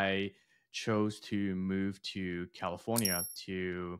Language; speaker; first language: English; early bilingual, other home language; Chinese